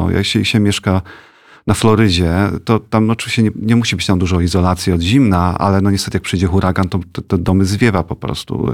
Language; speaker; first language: Polish; native; Polish